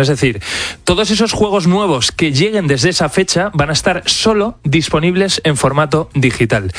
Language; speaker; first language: Spanish; native; Spanish